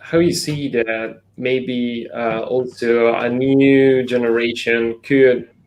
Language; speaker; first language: English; non-native, fluent; Italian